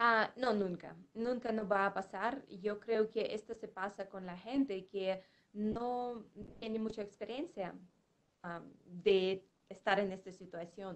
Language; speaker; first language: Spanish; non-native, fluent; Russian